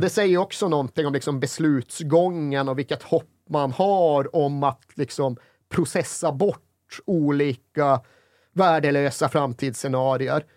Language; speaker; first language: Swedish; native; Swedish